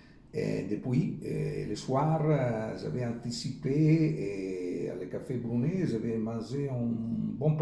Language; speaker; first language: French; non-native, learner; Italian